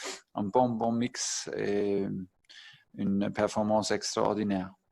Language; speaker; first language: French; non-native, fluent; German